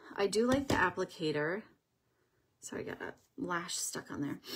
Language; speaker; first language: English; native; English